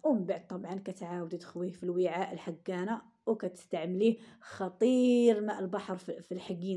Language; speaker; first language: Arabic; native; Arabic